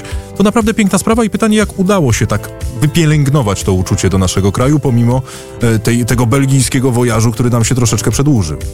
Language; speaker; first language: Polish; native; Polish